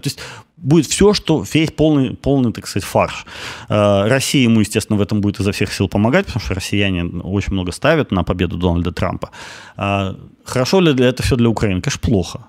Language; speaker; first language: Russian; native; Russian